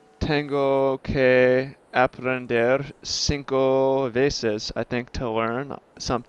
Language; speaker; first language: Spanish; non-native, learner; English